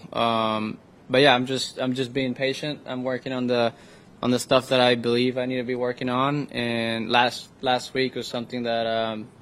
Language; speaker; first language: English; non-native, fluent; Spanish